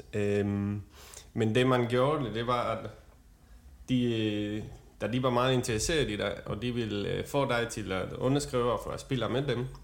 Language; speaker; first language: Danish; non-native, fluent; Spanish